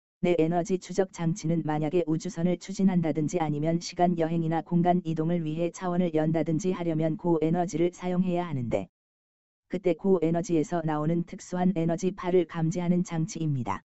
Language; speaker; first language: Korean; native; Korean